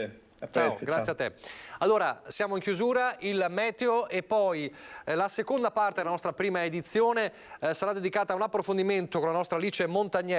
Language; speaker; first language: Italian; native; Italian